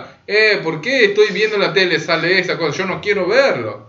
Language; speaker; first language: Spanish; early bilingual, other home language; Korean